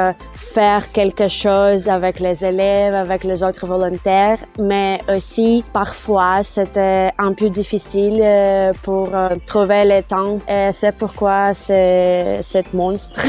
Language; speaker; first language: French; non-native, learner; Russian